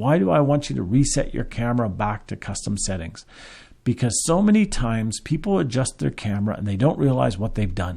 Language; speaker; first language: English; native; English